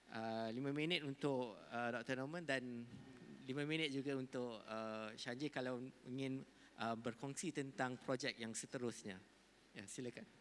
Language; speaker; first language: Malay; native; Malay